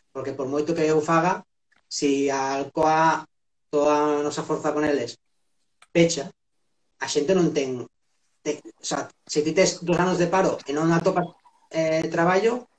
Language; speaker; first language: Galician; non-native, local second language; Spanish